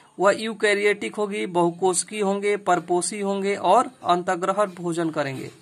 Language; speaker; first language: Hindi; native; Hindi